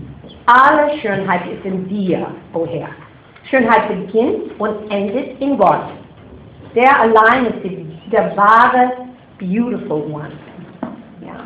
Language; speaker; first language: German; non-native, fluent; English